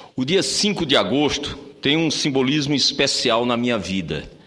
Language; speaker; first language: Portuguese; native; Portuguese